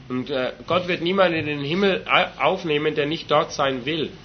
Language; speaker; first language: German; native; German